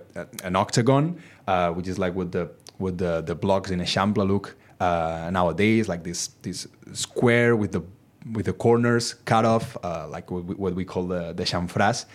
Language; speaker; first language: English; non-native, fluent; Catalan